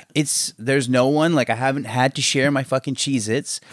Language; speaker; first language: English; native; English